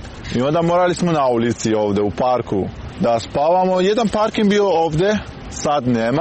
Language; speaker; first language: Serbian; non-native, learner; Persian